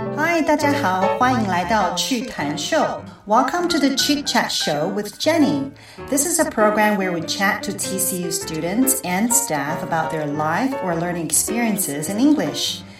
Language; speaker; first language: English; early bilingual, other home language; Chinese